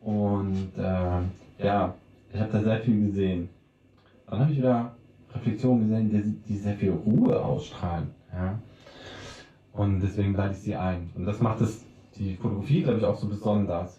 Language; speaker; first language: German; native; German